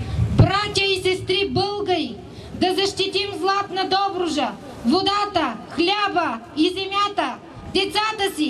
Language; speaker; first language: Bulgarian; native; Bulgarian